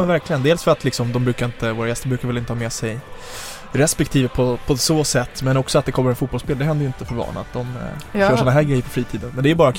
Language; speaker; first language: Swedish; native; Swedish